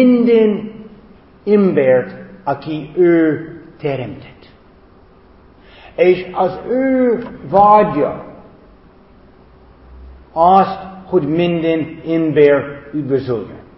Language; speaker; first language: Hungarian; non-native, fluent; English